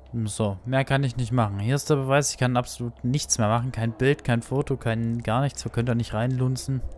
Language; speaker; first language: German; native; German